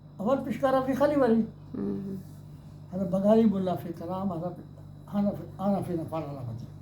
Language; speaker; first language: Arabic; non-native, learner; Urdu